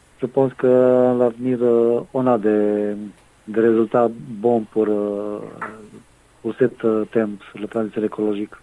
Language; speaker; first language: French; non-native, fluent; Romanian